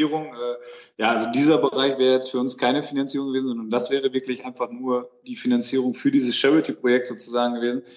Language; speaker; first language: German; native; German